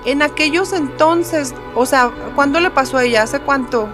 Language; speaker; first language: Spanish; native; Spanish